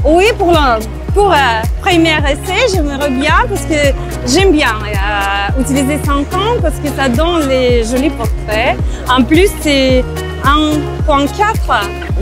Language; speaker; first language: French; non-native, learner; Russian